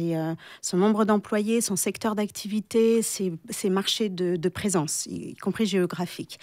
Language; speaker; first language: French; native; French